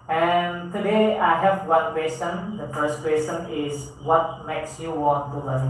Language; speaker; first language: English; non-native, fluent; Indonesian